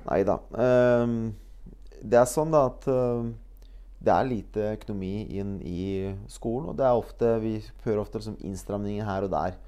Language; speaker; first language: Norwegian; early bilingual, other home language; Bosnian